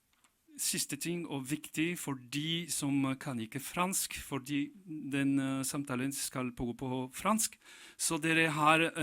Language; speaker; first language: Norwegian; non-native, fluent; French